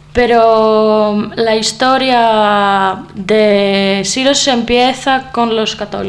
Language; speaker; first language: Spanish; non-native, learner; Greek